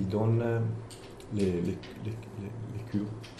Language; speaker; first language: French; non-native, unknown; Italian